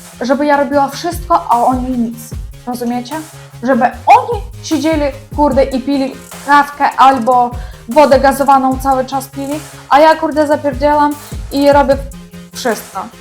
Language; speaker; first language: Polish; non-native, learner; Ukrainian